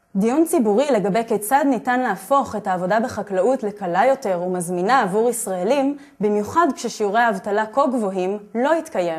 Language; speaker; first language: Hebrew; native; Hebrew